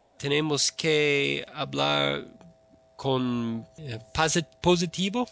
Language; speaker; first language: Spanish; non-native, learner; English